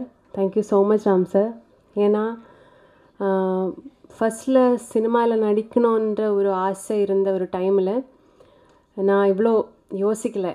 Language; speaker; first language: Tamil; non-native, local second language; Malayalam